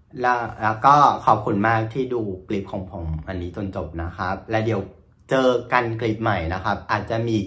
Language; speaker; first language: Thai; non-native, fluent; Vietnamese